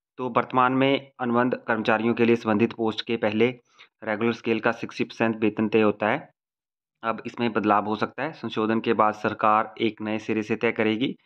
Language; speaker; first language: Hindi; native; Hindi